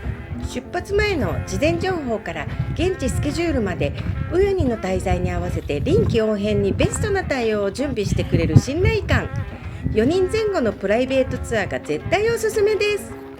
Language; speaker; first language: Japanese; native; Japanese